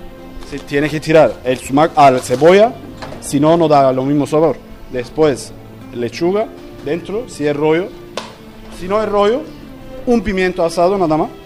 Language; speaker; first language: Spanish; non-native, fluent; Turkish